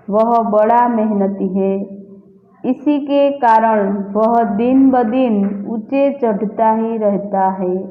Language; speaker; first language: Hindi; non-native, local second language; Gujarati